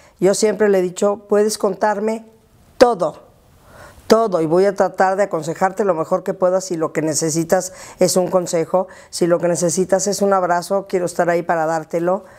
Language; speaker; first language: Spanish; native; Spanish